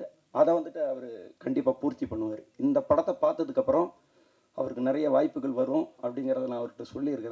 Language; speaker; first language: Tamil; native; Tamil